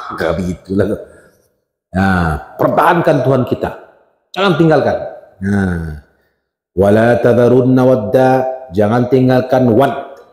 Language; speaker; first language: Malay; non-native, local second language; Minangkabau